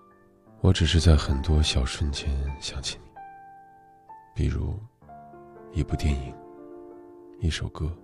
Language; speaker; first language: Chinese; native; Chinese